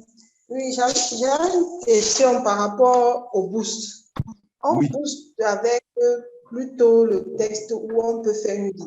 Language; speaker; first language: French; non-native, local second language; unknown